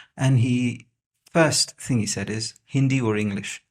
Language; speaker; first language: English; non-native, local second language; Nepali